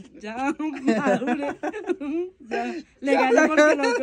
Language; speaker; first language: Spanish; native; Spanish